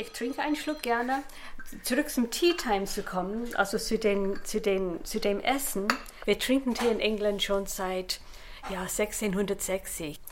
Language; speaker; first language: German; non-native, fluent; English